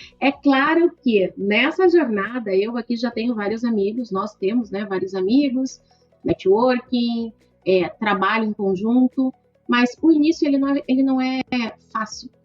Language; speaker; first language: Portuguese; native; Portuguese